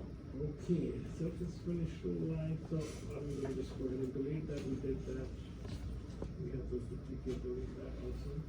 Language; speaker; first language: English; non-native, fluent; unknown